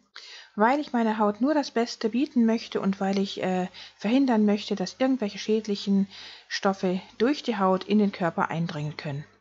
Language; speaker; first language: German; native; German